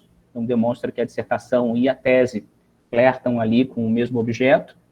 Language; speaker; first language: Portuguese; native; Portuguese